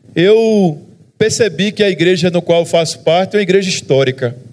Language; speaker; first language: Portuguese; native; Portuguese